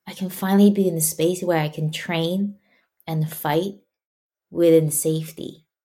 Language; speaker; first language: English; non-native, local second language; Chinese